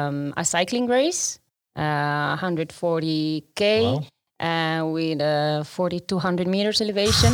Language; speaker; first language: English; non-native, fluent; Italian